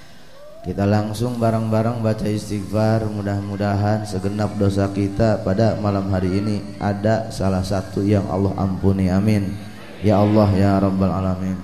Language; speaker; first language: Indonesian; native; Indonesian